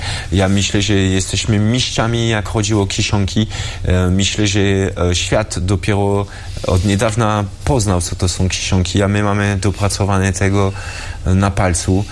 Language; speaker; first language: Polish; early bilingual, heritage; French